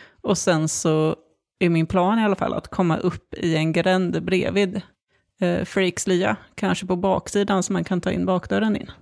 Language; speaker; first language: Swedish; native; Swedish